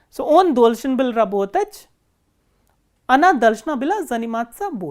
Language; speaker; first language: Russian; non-native, fluent; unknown